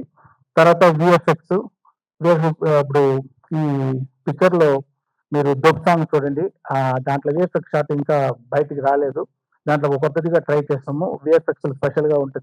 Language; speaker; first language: Telugu; non-native, fluent; Tamil